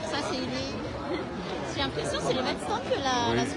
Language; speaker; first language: French; early bilingual, other home language; Vietnamese